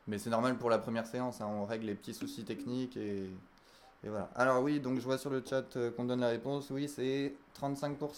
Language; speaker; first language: French; native; French